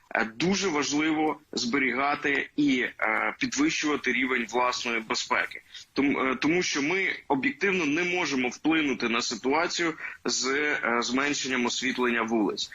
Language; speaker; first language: Ukrainian; native; Ukrainian